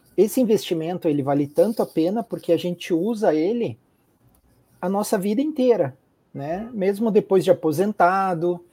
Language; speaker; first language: Portuguese; native; Portuguese